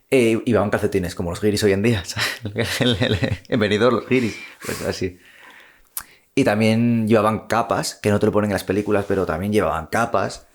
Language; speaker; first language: Spanish; native; Spanish